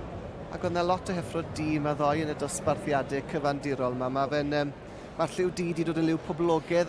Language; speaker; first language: Welsh; native; Welsh